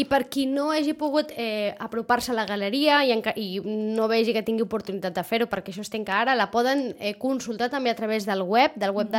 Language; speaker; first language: Spanish; non-native, local second language; Catalan